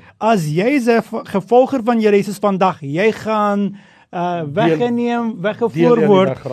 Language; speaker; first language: Afrikaans; non-native, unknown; Turkish